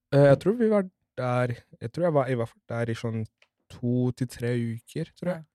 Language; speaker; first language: Norwegian; non-native, fluent; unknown